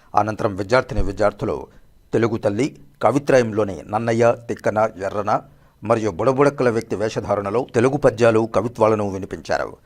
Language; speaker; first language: Telugu; native; Telugu